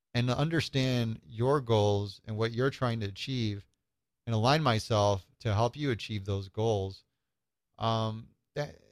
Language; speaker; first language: English; native; English